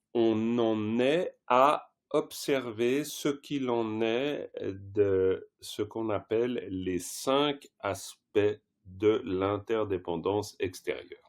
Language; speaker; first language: French; native; French